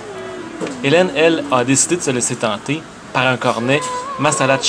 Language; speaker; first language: French; native; French